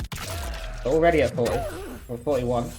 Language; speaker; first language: English; native; English